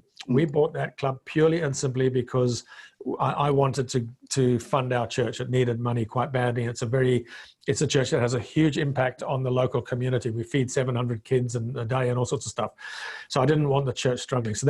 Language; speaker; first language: English; non-native, local second language; Bemba